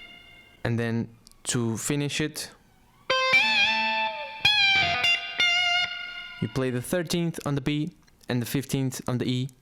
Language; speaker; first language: English; non-native, fluent; Portuguese